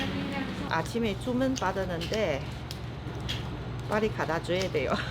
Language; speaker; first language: Korean; non-native, learner; Chinese